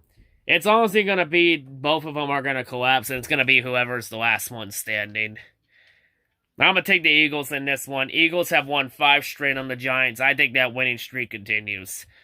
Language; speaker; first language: English; native; English